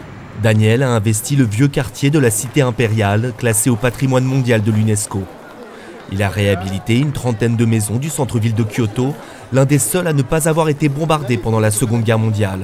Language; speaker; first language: French; native; French